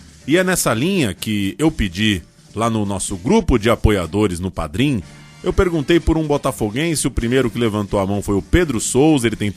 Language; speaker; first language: Portuguese; native; Portuguese